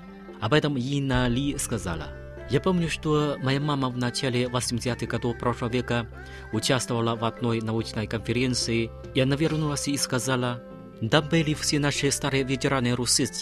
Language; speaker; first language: Russian; non-native, fluent; Chinese